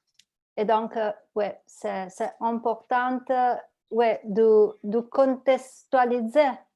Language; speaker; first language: French; non-native, learner; Italian